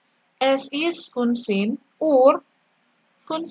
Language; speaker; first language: German; non-native, fluent; Indonesian